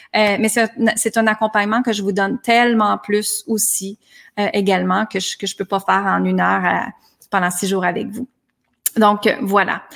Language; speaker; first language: French; native; French